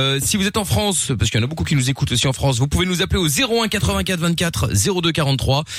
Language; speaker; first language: French; native; French